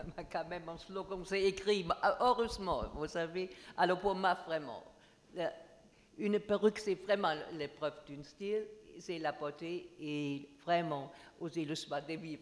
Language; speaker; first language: French; non-native, learner; German